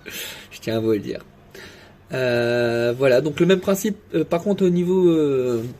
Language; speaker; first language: French; native; French